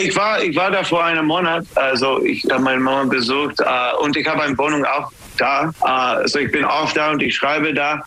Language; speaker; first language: German; non-native, learner; English